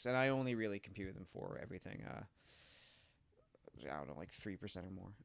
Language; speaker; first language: English; native; English